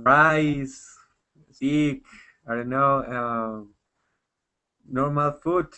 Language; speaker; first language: English; non-native, learner; Spanish